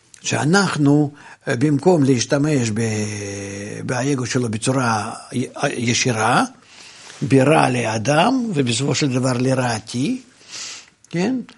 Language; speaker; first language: Hebrew; non-native, fluent; Russian